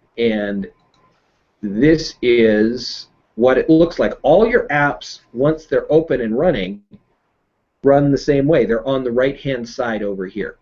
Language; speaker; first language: English; native; English